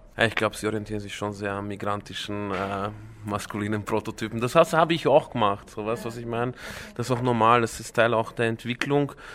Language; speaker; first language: German; early bilingual, other home language; Croatian